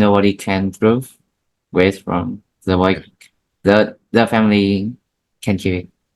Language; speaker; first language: English; non-native, learner; Vietnamese